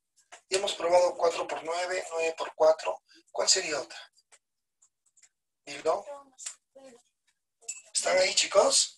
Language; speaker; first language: Spanish; native; Spanish